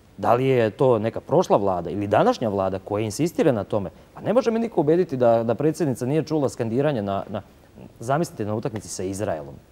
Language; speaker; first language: Serbian; native; Serbian